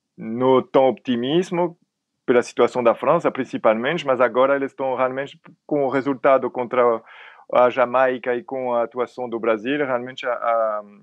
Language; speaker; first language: Portuguese; non-native, fluent; French